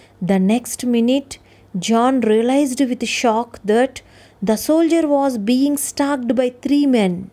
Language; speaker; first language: English; non-native, local second language; Telugu